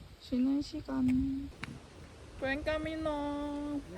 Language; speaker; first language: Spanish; non-native, learner; Korean